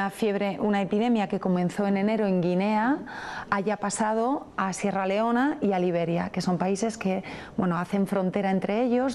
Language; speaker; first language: Spanish; native; Spanish